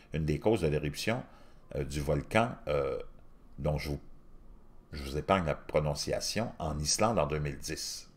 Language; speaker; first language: French; native; French